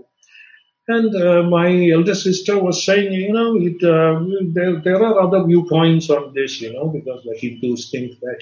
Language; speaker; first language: English; non-native, local second language; Malayalam